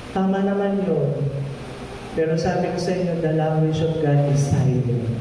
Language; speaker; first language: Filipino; non-native, local second language; Pampanga